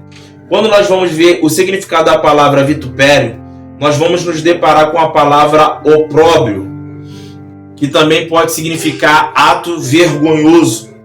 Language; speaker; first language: Portuguese; native; Portuguese